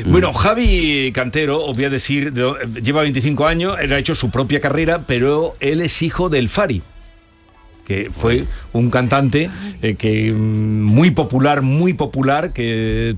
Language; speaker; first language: Spanish; native; Spanish